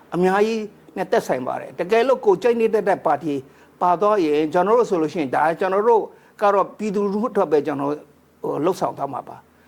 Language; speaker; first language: Burmese; non-native, local second language; Shan